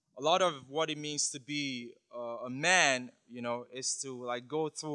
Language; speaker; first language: English; non-native, local second language; Yoruba